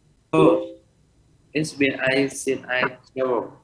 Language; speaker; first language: English; non-native, learner; Vietnamese